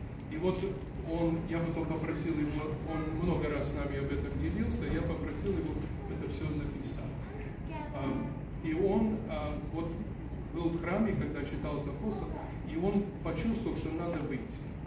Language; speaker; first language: Russian; early bilingual, heritage; Russian